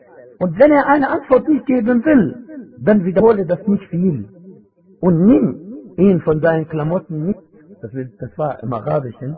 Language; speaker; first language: German; non-native, fluent; Arabic